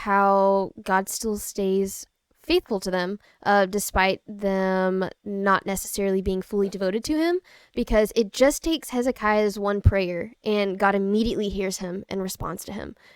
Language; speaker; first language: English; native; English